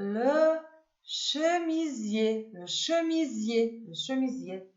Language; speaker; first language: French; non-native, fluent; Macedonian